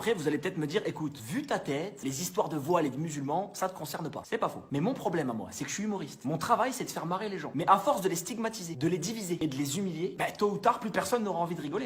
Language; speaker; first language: French; native; French